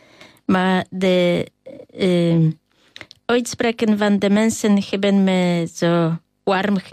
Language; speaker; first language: Dutch; non-native, learner; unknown